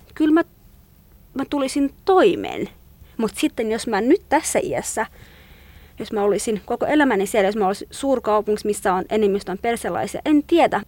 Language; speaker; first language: Finnish; non-native, fluent; Kurdish